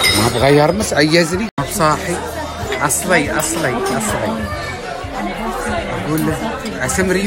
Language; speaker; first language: Arabic; native; Arabic